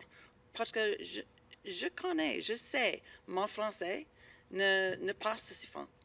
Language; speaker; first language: French; non-native, learner; English